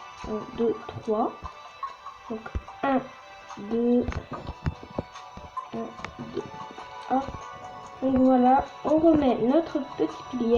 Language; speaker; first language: French; native; French